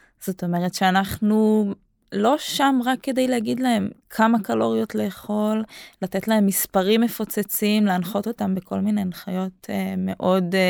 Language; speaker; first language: Hebrew; native; Hebrew